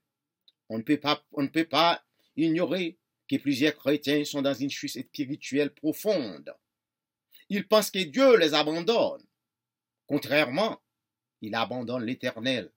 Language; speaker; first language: French; non-native, local second language; Haitian Creole